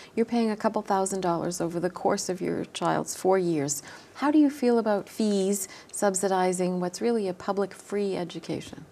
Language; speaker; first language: English; native; English